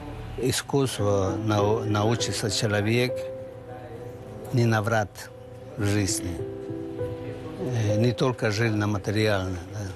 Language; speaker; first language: Russian; non-native, learner; Spanish